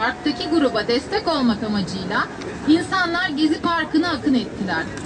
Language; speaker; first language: Turkish; native; Turkish